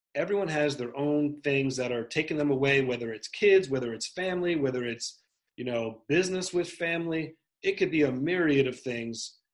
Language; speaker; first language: English; native; English